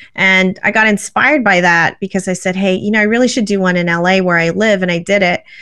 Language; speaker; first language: English; native; English